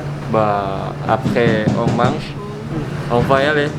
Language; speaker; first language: French; non-native, learner; Indonesian